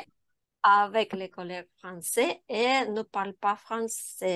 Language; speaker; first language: French; non-native, learner; Ukrainian